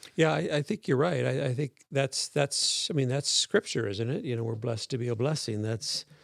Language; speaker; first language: English; native; English